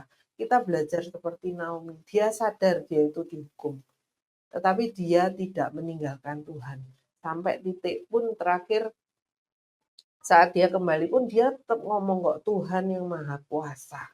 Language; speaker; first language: Indonesian; native; Indonesian